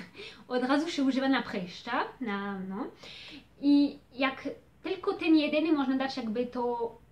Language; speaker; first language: Polish; early bilingual, heritage; Polish